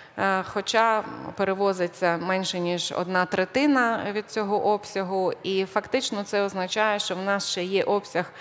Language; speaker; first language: Ukrainian; native; Ukrainian